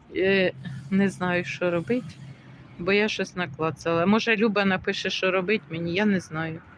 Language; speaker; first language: Ukrainian; native; Ukrainian